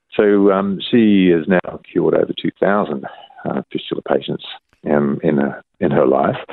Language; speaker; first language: English; native; English